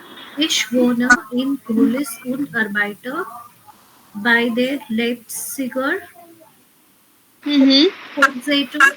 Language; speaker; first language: German; non-native, learner; Hindi